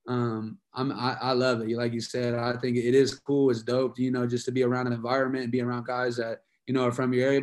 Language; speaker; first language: English; native; English